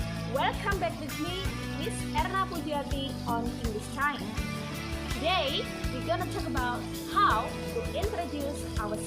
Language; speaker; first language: English; non-native, fluent; Indonesian